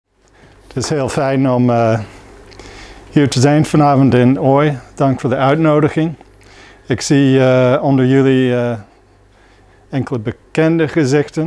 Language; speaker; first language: Dutch; non-native, fluent; English